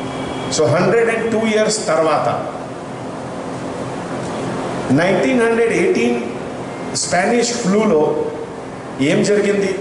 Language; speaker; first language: Telugu; non-native, fluent; Hindi